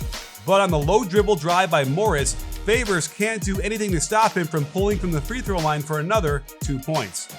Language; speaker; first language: English; native; English